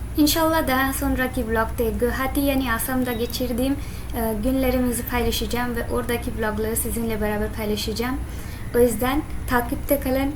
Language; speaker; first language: Turkish; non-native, learner; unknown